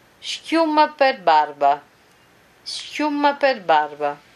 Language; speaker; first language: Italian; non-native, fluent; Portuguese